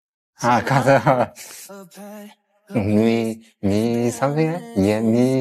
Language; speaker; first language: Chinese; non-native, fluent; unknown